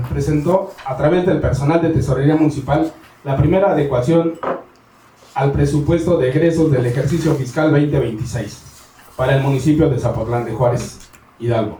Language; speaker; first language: Spanish; native; Spanish